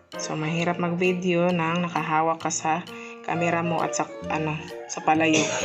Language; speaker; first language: Filipino; non-native, local second language; Cebuano